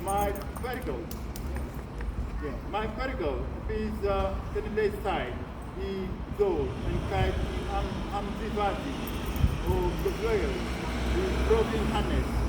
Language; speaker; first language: Welsh; non-native, fluent; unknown